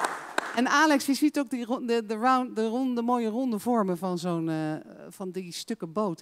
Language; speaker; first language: Dutch; native; Dutch